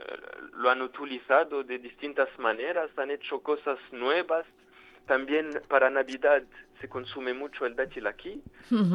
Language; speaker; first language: Spanish; non-native, fluent; French